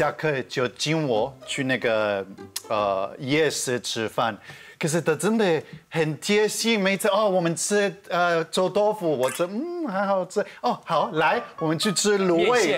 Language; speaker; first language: Chinese; non-native, fluent; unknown